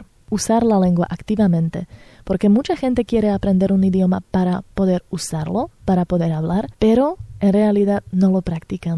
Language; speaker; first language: Spanish; non-native, fluent; Slovak